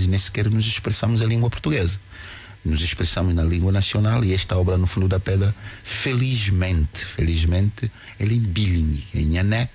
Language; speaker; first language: Portuguese; non-native, local second language; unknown